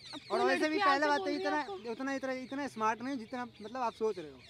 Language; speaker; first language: Hindi; native; Hindi